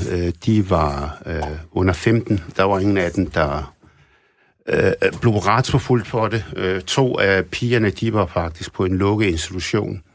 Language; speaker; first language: Danish; early bilingual, other home language; Arabic